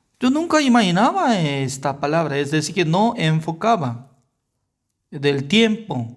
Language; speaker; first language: Spanish; non-native, fluent; Korean